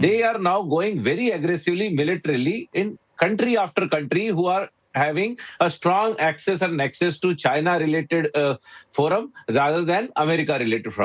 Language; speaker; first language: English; non-native, local second language; Hindi